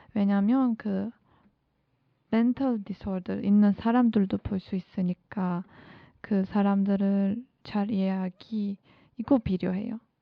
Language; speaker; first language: Korean; non-native, learner; Turkish